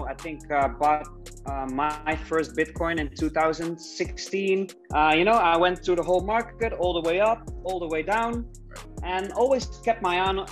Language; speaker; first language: English; non-native, fluent; Dutch